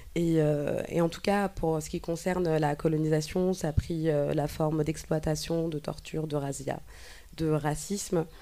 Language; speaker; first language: French; native; French